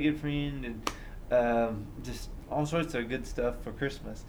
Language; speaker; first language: English; native; English